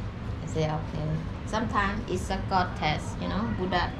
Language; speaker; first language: English; non-native, learner; Thai